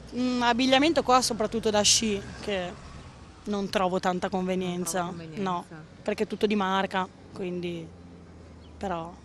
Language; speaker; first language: Italian; native; Italian